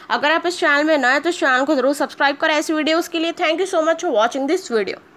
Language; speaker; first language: Hindi; native; Hindi